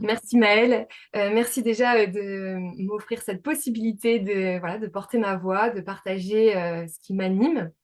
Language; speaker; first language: French; native; French